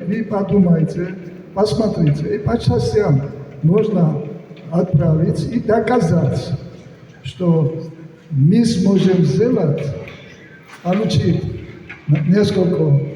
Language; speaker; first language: Russian; non-native, fluent; Georgian